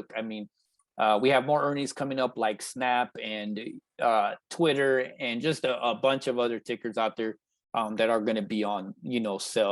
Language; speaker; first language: English; native; English